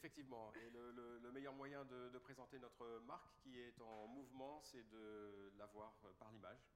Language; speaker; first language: French; native; French